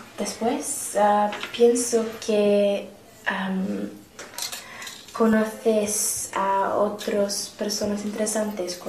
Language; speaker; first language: Spanish; non-native, learner; English